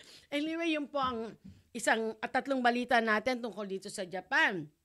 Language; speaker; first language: Filipino; native; Filipino